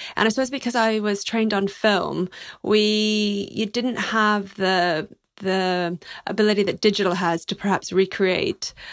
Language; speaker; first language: English; native; English